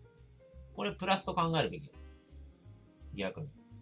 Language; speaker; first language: Japanese; native; Japanese